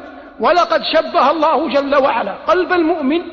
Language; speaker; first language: Arabic; native; Arabic